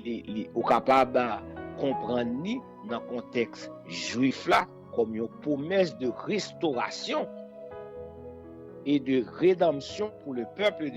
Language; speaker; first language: French; non-native, local second language; Haitian Creole